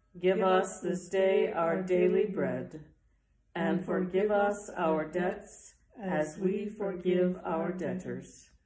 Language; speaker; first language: English; native; English